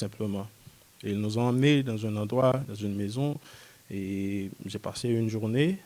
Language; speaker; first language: French; non-native, local second language; Haitian Creole